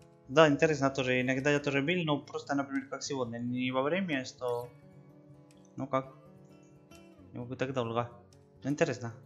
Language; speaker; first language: Russian; non-native, learner; Spanish